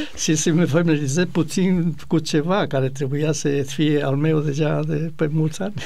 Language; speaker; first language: Romanian; non-native, fluent; Spanish